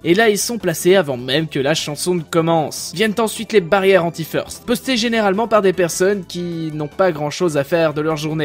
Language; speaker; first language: French; native; French